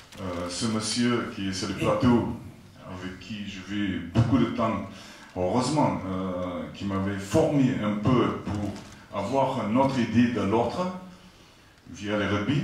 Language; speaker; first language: French; non-native, fluent; Afrikaans